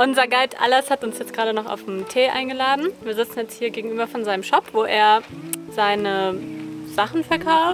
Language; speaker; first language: German; native; German